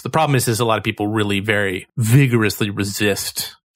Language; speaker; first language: English; native; English